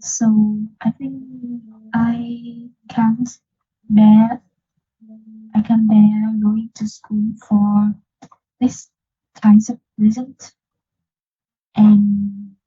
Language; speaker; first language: English; non-native, learner; Vietnamese